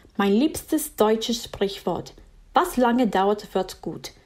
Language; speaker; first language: German; non-native, fluent; English